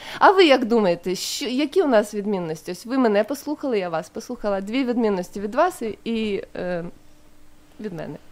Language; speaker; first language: Ukrainian; non-native, local second language; Russian